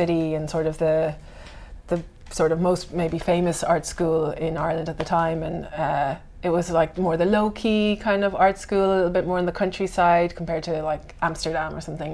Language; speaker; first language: English; native; English